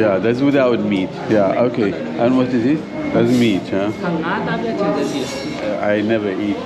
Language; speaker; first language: English; non-native, learner; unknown